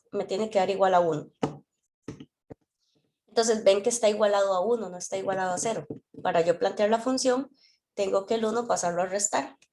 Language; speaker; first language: Spanish; native; Spanish